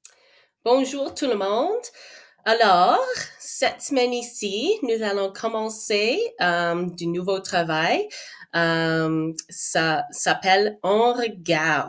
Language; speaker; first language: French; non-native, fluent; English